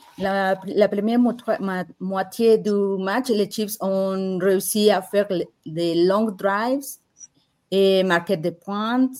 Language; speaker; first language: French; non-native, learner; Spanish